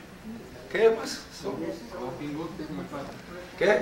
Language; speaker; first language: Spanish; non-native, fluent; English